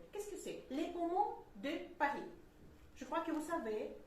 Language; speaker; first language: French; non-native, fluent; Russian